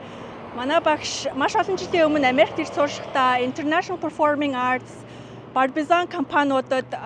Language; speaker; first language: Mongolian; early bilingual, heritage; Mongolian